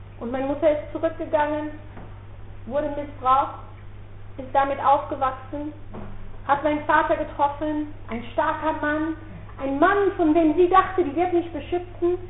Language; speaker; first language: German; non-native, fluent; Dutch